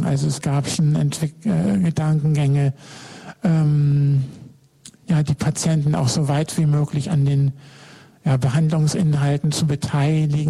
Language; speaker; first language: German; native; German